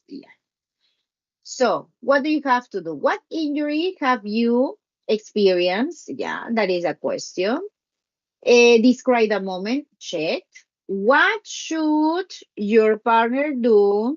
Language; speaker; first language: English; non-native, learner; Spanish